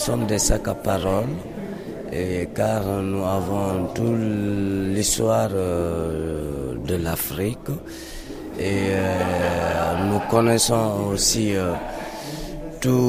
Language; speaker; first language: French; non-native, local second language; Mandingo